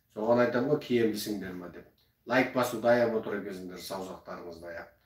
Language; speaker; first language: Kazakh; early bilingual, heritage; Kazakh